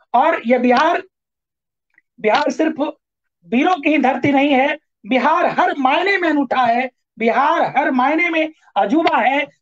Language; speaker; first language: Hindi; native; Hindi